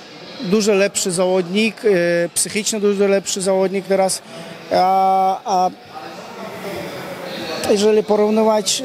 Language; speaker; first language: Polish; non-native, fluent; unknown